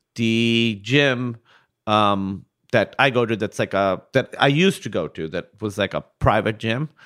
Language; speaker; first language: English; non-native, local second language; Urdu